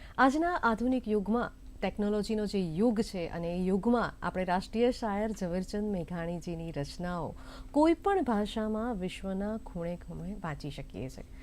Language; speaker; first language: Gujarati; native; Gujarati